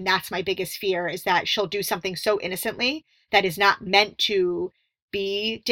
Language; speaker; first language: English; native; English